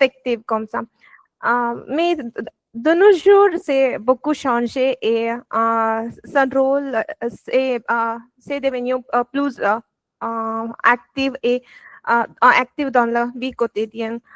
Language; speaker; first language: French; non-native, learner; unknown